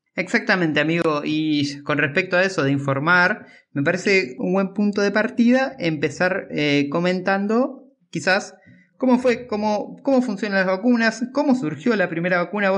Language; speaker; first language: Spanish; native; Spanish